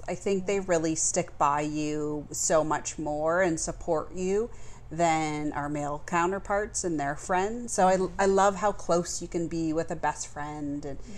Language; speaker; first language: English; native; English